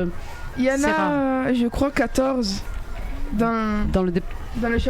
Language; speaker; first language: French; early bilingual, other home language; Italian